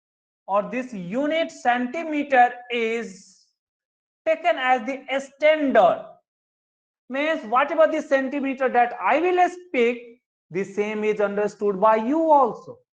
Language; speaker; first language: English; non-native, local second language; Hindi